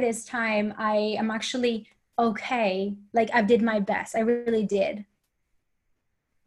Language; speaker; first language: English; non-native, fluent; Spanish